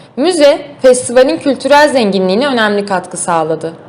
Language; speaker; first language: Turkish; native; Turkish